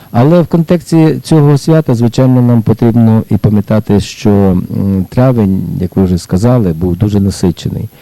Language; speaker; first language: Ukrainian; native; Ukrainian